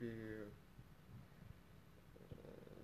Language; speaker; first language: English; non-native, learner; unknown